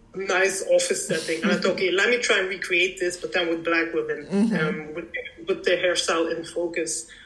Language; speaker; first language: English; early bilingual, heritage; English